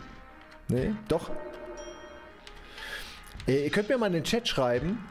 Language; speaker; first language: German; native; German